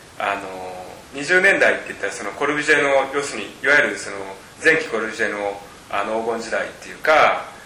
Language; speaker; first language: Japanese; native; Japanese